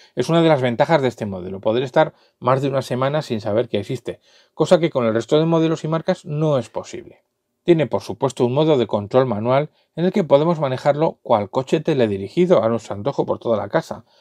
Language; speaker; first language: Spanish; native; Spanish